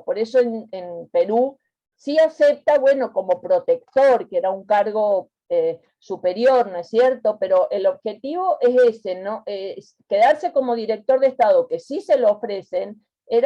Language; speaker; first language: Spanish; native; Spanish